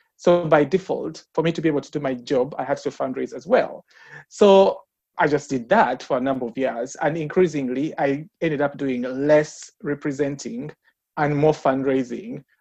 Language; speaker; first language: English; non-native, local second language; Ganda